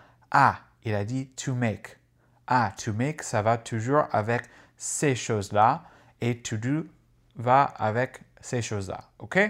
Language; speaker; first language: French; non-native, fluent; English